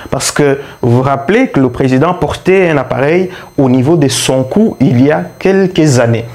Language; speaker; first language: French; non-native, local second language; Luba-Lulua